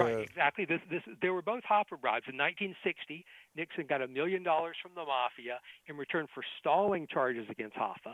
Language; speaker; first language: English; native; English